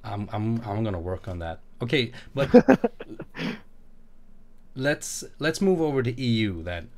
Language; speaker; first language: English; non-native, fluent; Swedish